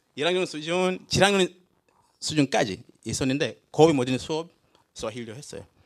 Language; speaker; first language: Korean; non-native, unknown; Swahili